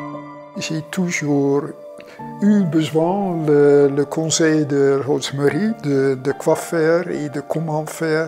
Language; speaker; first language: French; non-native, fluent; Dutch